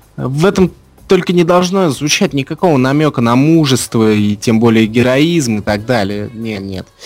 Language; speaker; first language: Russian; non-native, fluent; English